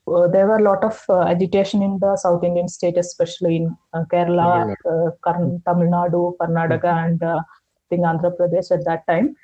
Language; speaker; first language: English; non-native, local second language; Malayalam